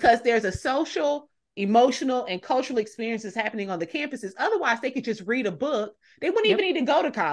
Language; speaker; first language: English; native; English